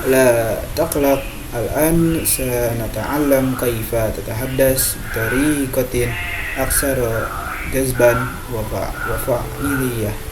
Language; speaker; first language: Arabic; non-native, learner; Indonesian